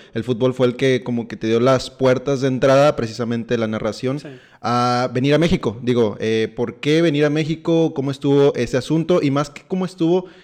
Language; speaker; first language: Spanish; native; Spanish